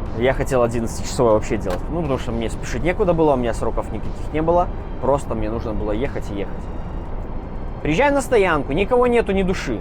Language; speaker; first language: Russian; native; Russian